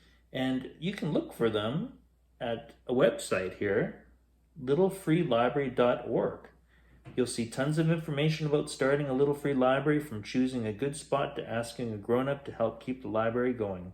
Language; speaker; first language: English; native; English